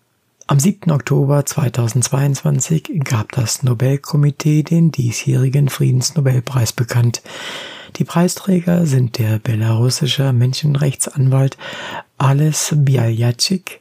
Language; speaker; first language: German; native; German